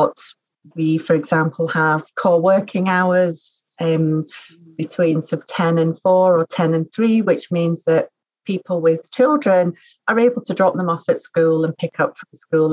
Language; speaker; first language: English; native; English